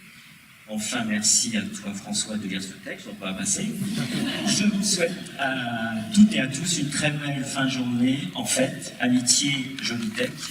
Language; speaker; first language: French; native; French